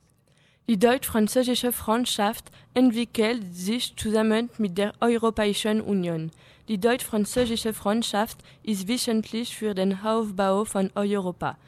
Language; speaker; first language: German; non-native, learner; French